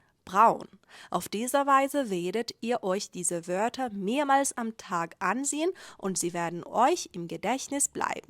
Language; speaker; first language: German; non-native, fluent; Persian